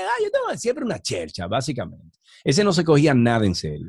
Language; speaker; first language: Spanish; native; Spanish